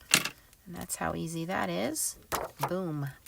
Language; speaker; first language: English; native; English